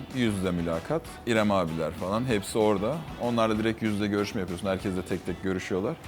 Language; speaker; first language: Turkish; native; Turkish